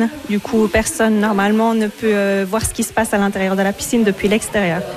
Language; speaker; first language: French; native; French